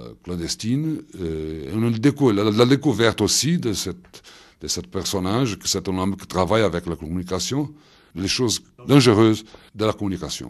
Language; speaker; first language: French; non-native, fluent; Portuguese